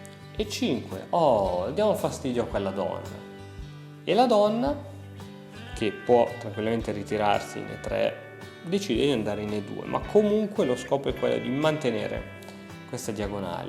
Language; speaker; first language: Italian; native; Italian